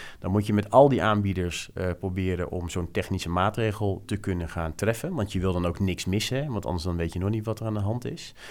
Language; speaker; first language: Dutch; native; Dutch